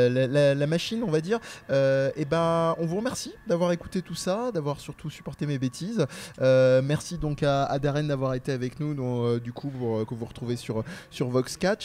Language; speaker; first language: French; native; French